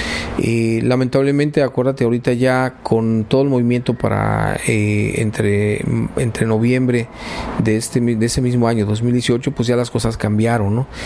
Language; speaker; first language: Spanish; native; Spanish